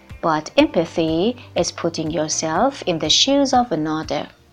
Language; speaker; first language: English; non-native, fluent; Persian